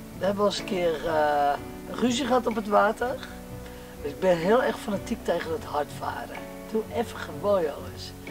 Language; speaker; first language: Dutch; non-native, local second language; Western Frisian